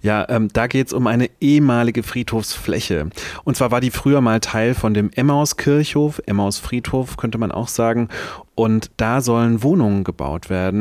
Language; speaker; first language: German; native; German